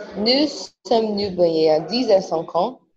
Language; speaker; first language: French; non-native, learner; Portuguese